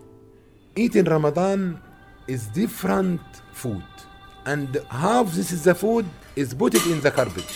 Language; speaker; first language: English; non-native, learner; Arabic